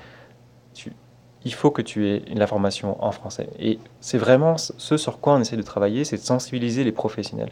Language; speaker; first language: French; native; French